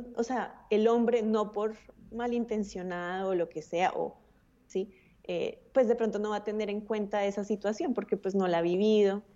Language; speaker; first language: Spanish; native; Spanish